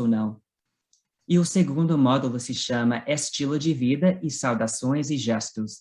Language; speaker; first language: Portuguese; non-native, fluent; English